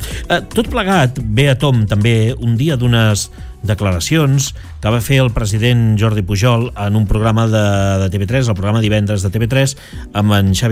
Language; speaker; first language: Catalan; native; Catalan